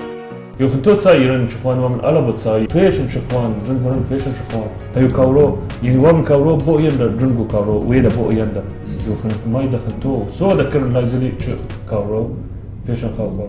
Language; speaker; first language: Chinese; non-native, learner; Arabic